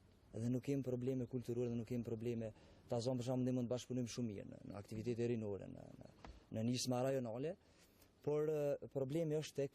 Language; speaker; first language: Albanian; native; Albanian